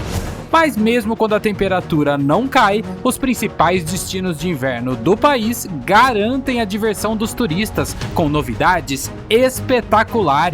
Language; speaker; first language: Portuguese; native; Portuguese